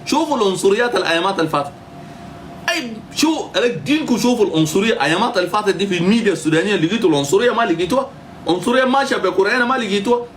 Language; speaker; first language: Arabic; native; Arabic